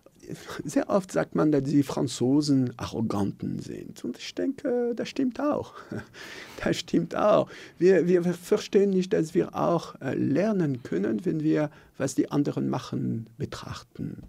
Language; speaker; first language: German; non-native, local second language; French